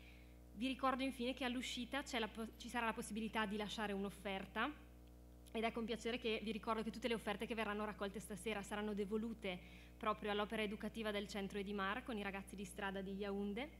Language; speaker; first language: Italian; native; Italian